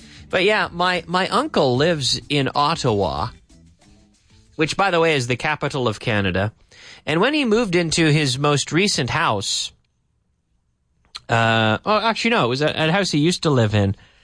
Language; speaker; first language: English; native; English